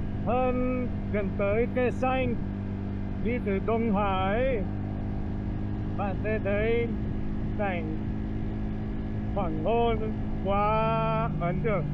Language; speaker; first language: Vietnamese; non-native, fluent; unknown